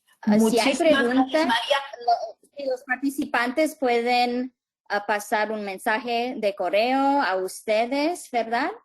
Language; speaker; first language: Spanish; early bilingual, heritage; Spanish